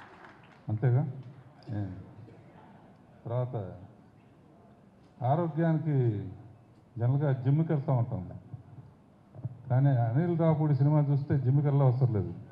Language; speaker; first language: Telugu; native; Telugu